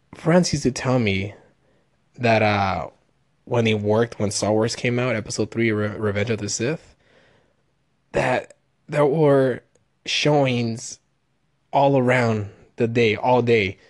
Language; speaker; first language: English; early bilingual, other home language; Spanish